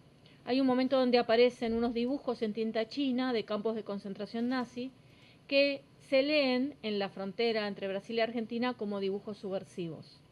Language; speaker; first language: Spanish; native; Spanish